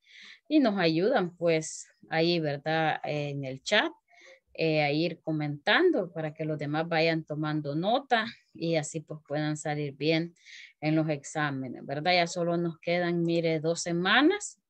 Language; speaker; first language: Spanish; native; Spanish